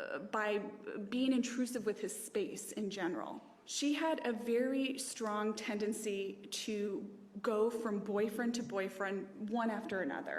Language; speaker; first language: English; native; English